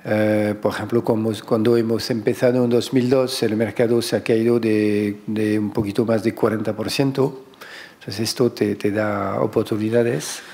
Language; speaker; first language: Spanish; non-native, fluent; French